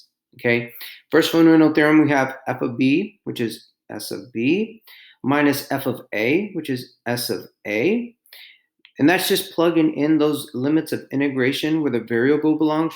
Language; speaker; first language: English; native; English